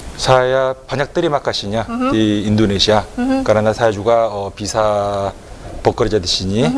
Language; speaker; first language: Indonesian; non-native, fluent; Korean